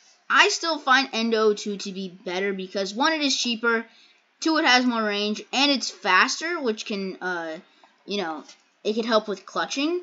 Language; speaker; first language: English; native; English